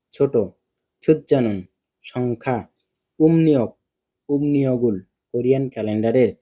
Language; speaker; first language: Bangla; native; Bangla